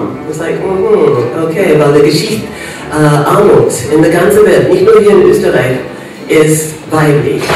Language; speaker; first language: German; non-native, fluent; English